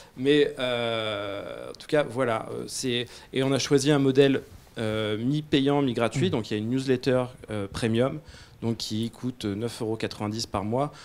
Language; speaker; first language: French; native; French